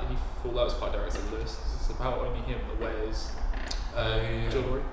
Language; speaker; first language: English; native; English